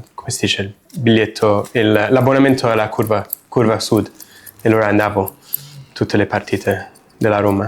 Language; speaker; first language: Italian; non-native, fluent; English